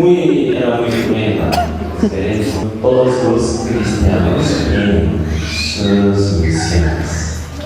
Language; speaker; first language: Spanish; non-native, learner; Korean